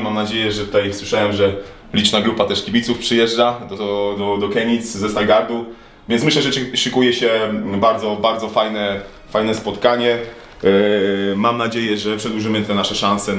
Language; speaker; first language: Polish; native; Polish